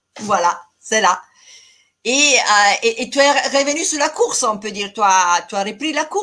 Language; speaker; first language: French; non-native, fluent; Italian